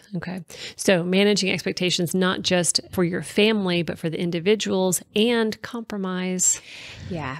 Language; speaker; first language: English; native; English